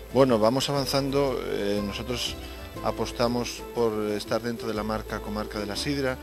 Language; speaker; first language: Spanish; native; Spanish